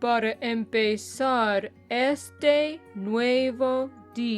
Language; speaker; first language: Spanish; non-native, fluent; English